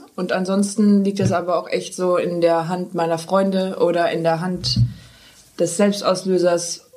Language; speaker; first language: German; native; German